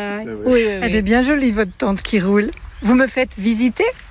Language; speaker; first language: French; native; French